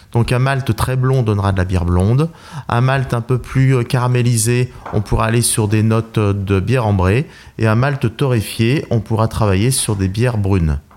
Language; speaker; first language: French; native; French